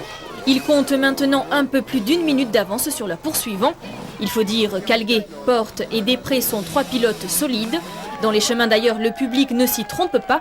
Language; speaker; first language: French; native; French